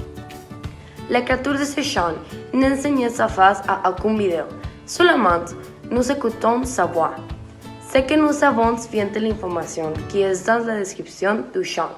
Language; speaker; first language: French; non-native, learner; Spanish